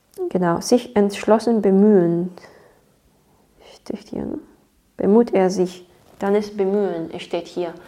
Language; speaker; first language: German; non-native, fluent; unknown